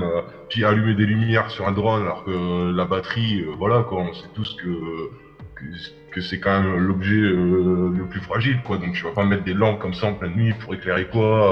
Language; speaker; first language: French; native; French